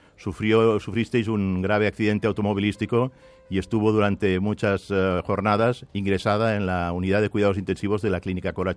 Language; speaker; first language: Spanish; non-native, local second language; Catalan